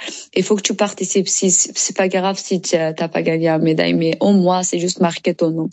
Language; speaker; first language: French; non-native, learner; Persian